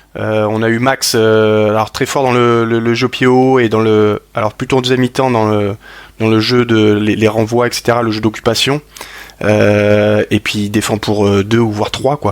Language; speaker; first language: French; native; French